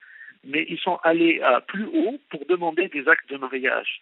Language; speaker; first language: French; non-native, local second language; Arabic